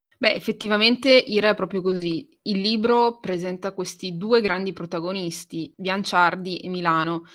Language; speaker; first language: Italian; native; Italian